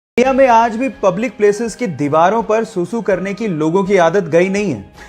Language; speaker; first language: Hindi; native; Hindi